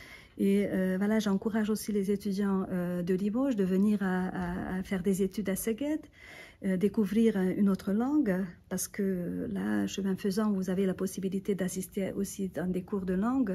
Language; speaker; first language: French; non-native, fluent; Hungarian